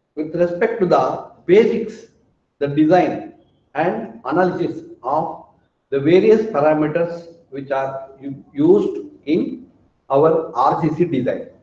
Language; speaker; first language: English; non-native, local second language; Kannada